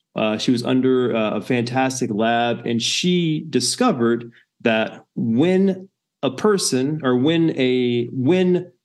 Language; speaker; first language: English; native; English